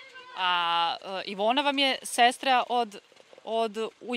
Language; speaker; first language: Serbian; native; Serbian